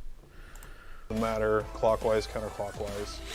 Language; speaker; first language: English; native; English